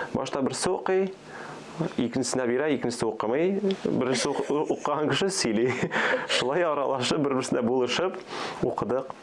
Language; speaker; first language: Tatar; early bilingual, other home language; Armenian